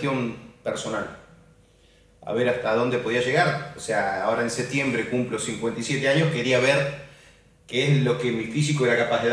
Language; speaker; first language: Spanish; native; Spanish